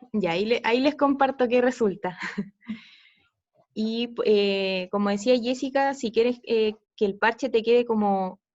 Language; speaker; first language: Spanish; native; Spanish